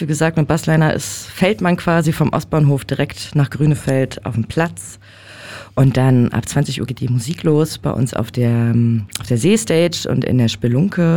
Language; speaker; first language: German; native; German